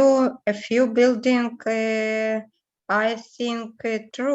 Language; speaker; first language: English; non-native, learner; Russian